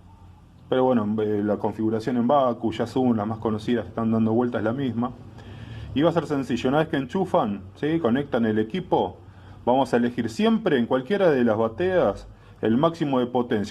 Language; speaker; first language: Spanish; native; Spanish